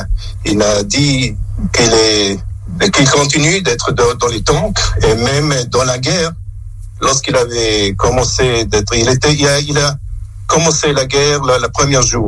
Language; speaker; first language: French; non-native, local second language; German